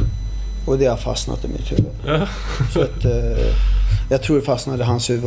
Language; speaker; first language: Swedish; early bilingual, other home language; Arabic